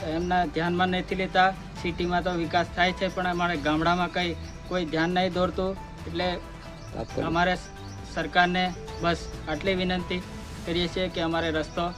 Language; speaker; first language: Gujarati; non-native, local second language; Rathawi